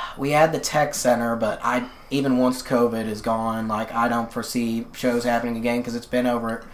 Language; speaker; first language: English; native; English